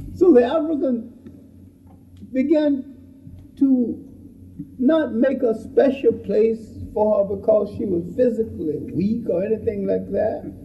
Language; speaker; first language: English; native; English